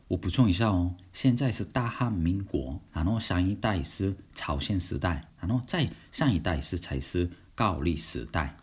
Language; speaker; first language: Chinese; non-native, fluent; Korean